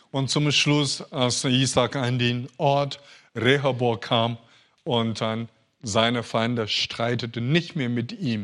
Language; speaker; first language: German; non-native, fluent; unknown